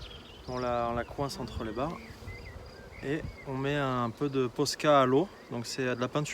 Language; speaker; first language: French; native; French